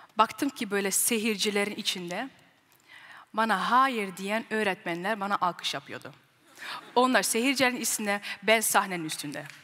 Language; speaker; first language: Turkish; early bilingual, heritage; Turkish